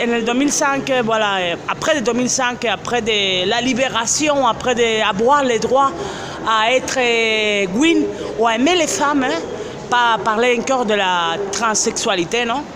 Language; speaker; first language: French; non-native, fluent; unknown